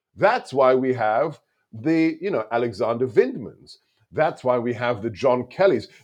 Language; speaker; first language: English; non-native, local second language; Hungarian